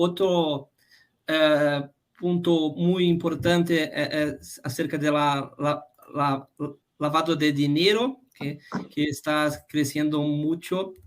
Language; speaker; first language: Spanish; non-native, fluent; Portuguese